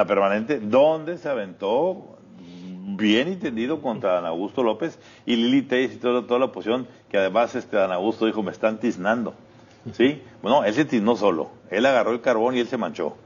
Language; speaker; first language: Spanish; native; Spanish